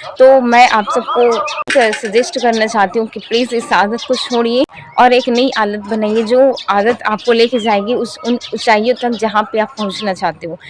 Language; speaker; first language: Hindi; native; Hindi